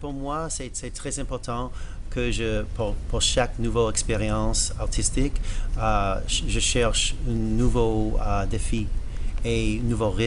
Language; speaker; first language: French; non-native, learner; English